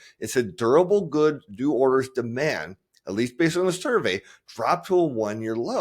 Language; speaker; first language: English; native; English